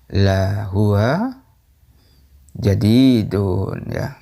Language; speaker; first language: Arabic; non-native, fluent; Indonesian